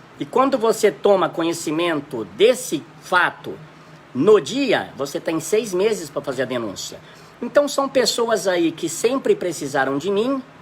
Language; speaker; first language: Portuguese; native; Portuguese